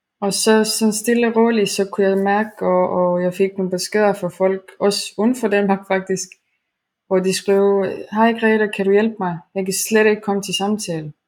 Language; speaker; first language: Danish; non-native, fluent; Estonian